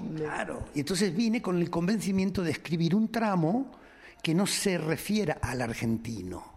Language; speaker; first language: Spanish; native; Spanish